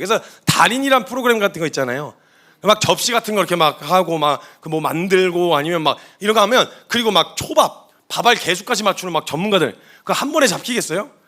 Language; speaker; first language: Korean; native; Korean